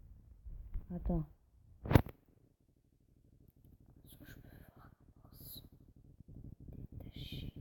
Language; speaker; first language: French; native; French